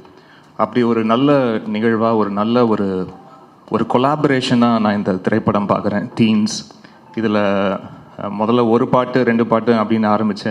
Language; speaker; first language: Tamil; native; Tamil